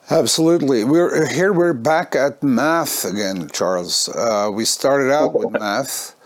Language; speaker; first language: English; non-native, fluent; Norwegian